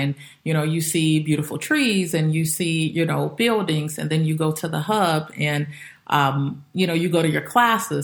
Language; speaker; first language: English; native; English